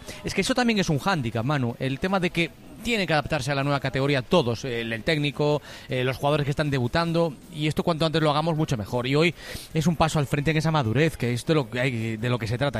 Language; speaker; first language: Spanish; native; Spanish